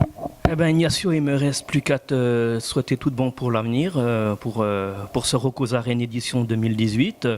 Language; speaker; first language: French; native; French